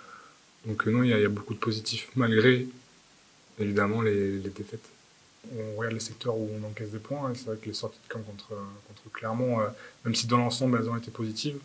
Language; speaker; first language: French; native; French